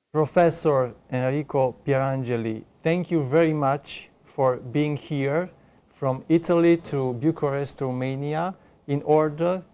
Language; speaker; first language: English; non-native, fluent; Romanian